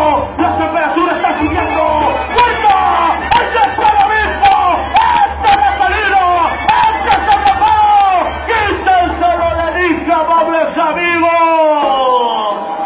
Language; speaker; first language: Spanish; native; Spanish